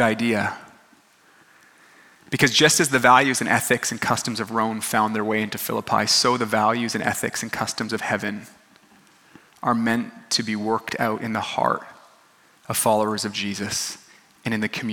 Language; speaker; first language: English; native; English